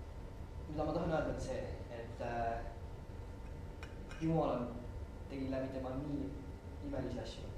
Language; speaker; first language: Estonian; non-native, fluent; English